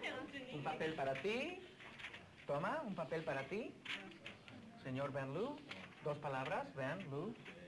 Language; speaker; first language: Spanish; non-native, fluent; English